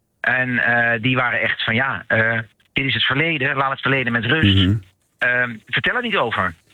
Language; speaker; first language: Dutch; native; Dutch